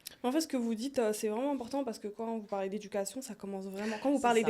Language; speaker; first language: French; native; French